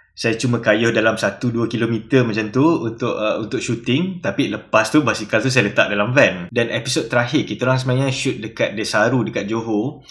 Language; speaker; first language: Malay; native; Malay